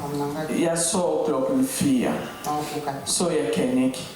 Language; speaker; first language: Danish; non-native, learner; French